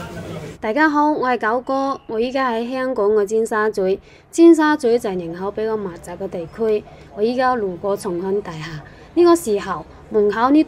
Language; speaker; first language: Chinese; native; Chinese